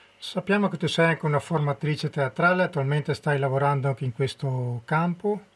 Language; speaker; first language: Italian; native; Italian